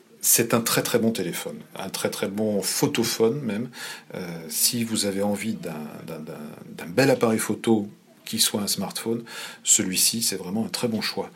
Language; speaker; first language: French; native; French